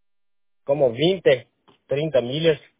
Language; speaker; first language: Spanish; non-native, learner; Portuguese